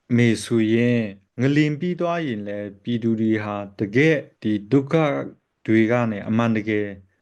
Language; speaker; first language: Burmese; non-native, local second language; Kachin